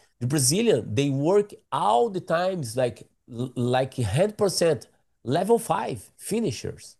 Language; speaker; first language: English; non-native, learner; Portuguese